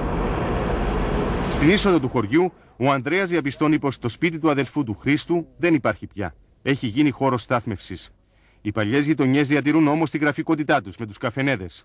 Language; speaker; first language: Greek; native; Greek